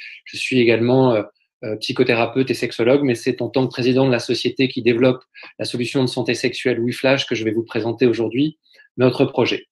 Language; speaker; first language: French; native; French